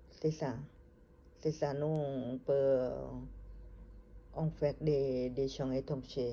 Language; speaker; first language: French; non-native, learner; Thai